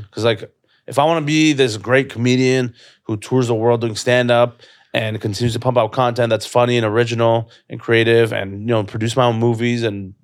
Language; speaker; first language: English; native; English